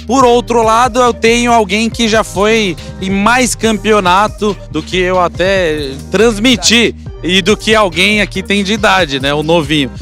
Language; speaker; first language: Portuguese; native; Portuguese